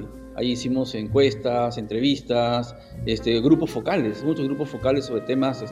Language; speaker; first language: Spanish; native; Spanish